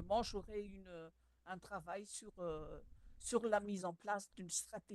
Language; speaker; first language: French; non-native, local second language; Malagasy